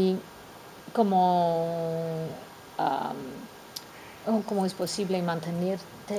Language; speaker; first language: Spanish; non-native, fluent; English